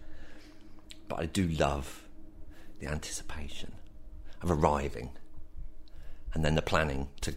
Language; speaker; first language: English; native; English